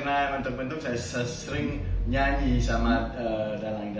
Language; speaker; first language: Indonesian; non-native, fluent; French